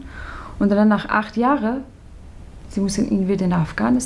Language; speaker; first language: German; non-native, learner; Persian